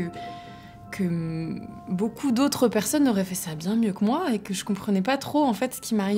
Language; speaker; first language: French; native; French